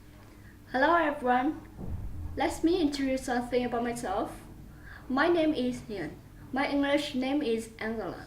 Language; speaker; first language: English; non-native, learner; Vietnamese